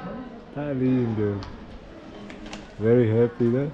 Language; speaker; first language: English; non-native, learner; Portuguese